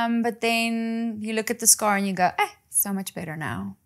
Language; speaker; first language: English; non-native, local second language; Afrikaans